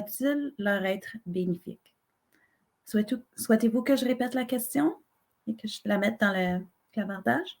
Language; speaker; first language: French; native; French